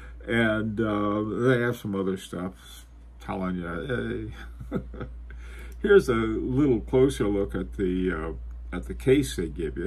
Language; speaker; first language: English; native; English